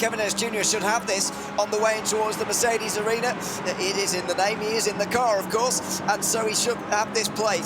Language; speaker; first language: English; native; English